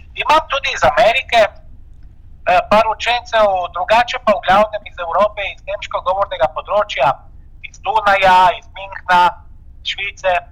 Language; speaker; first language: Slovenian; native; Slovenian